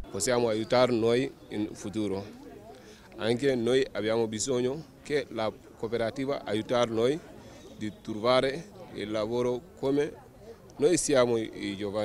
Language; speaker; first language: Italian; non-native, learner; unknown